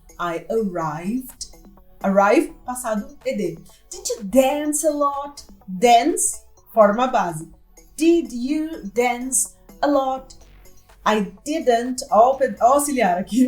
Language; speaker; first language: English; non-native, fluent; Portuguese